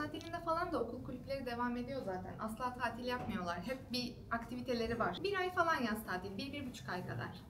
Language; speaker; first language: Turkish; native; Turkish